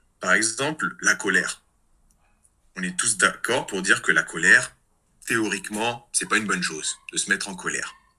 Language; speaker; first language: French; native; French